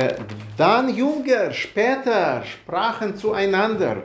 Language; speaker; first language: German; non-native, learner; Russian